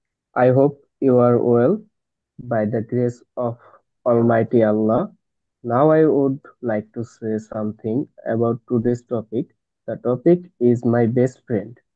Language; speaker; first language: English; non-native, learner; Bangla